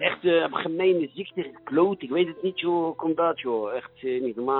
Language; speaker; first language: Dutch; non-native, learner; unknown